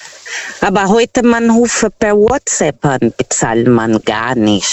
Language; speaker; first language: German; non-native, fluent; Portuguese